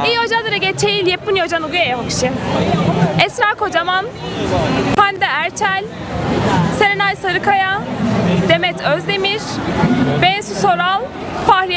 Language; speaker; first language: Korean; non-native, learner; Turkish